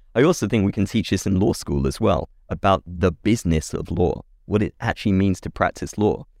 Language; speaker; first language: English; native; English